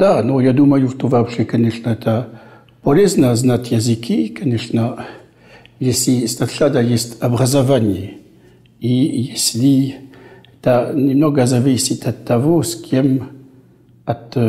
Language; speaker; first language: Russian; non-native, fluent; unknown